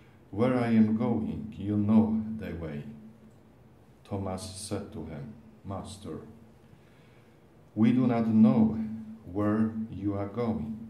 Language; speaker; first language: English; non-native, fluent; Polish